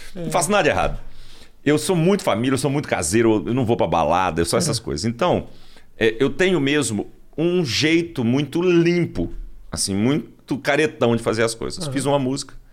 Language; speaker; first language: Portuguese; native; Portuguese